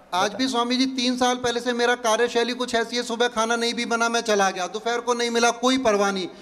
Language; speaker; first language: Hindi; native; Hindi